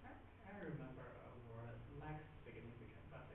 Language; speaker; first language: English; non-native, learner; Chinese